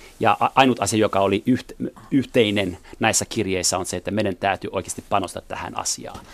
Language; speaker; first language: Finnish; non-native, fluent; French